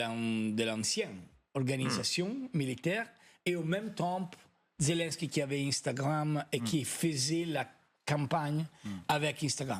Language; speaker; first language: French; non-native, fluent; Italian